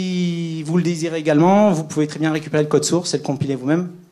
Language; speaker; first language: French; native; French